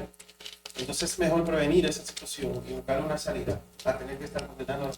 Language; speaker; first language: Spanish; native; Spanish